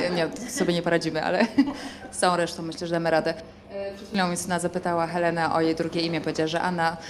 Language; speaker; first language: Polish; native; Polish